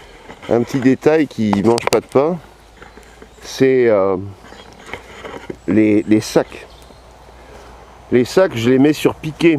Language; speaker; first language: French; native; French